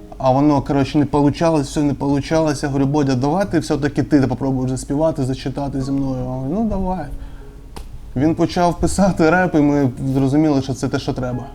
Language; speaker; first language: Ukrainian; native; Ukrainian